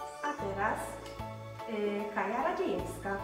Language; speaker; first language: Polish; native; Polish